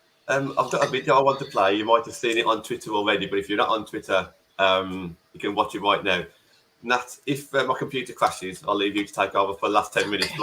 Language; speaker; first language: English; native; English